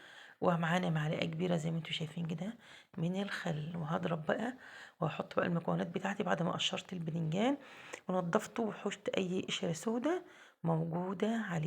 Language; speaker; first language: Arabic; native; Arabic